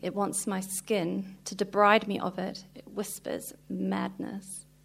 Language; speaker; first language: English; native; English